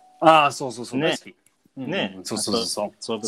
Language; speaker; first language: Japanese; non-native, learner; English